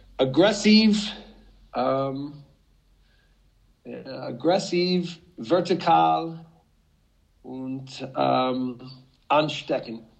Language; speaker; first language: German; non-native, fluent; English